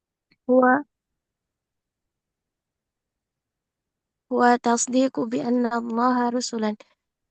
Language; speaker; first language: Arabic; non-native, learner; Indonesian